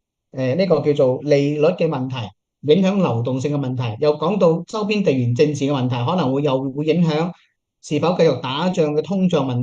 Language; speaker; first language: Cantonese; native; Cantonese